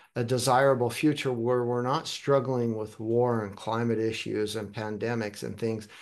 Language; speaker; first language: English; early bilingual, other home language; German